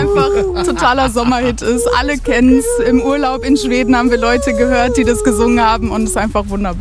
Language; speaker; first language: German; native; German